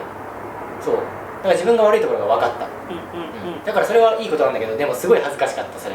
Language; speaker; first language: Japanese; native; Japanese